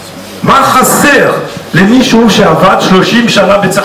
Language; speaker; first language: Hebrew; non-native, fluent; French